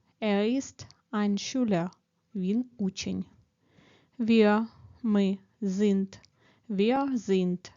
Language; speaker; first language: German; non-native, fluent; Ukrainian